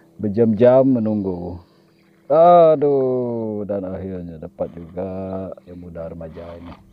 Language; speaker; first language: Malay; native; Malay